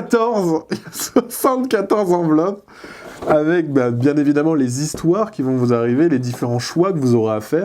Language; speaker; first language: French; native; French